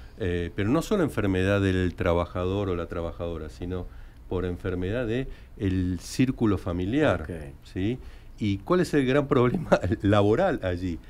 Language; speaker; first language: Spanish; native; Spanish